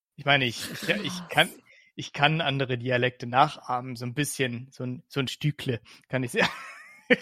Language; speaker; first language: German; early bilingual, other home language; Slovak